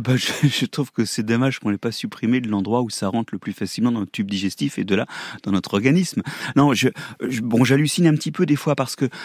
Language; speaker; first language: French; native; French